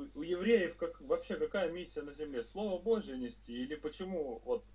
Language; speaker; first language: Russian; native; Russian